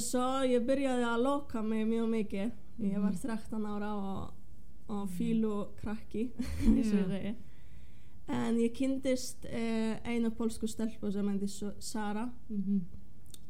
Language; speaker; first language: Icelandic; non-native, fluent; Polish